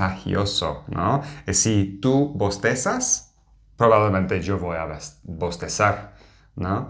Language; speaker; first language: Spanish; non-native, fluent; English